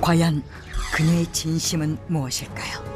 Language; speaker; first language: Korean; native; Korean